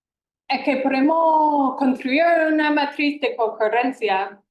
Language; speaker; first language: Spanish; non-native, fluent; English